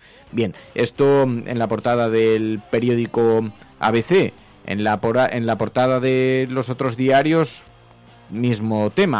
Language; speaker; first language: Spanish; native; Spanish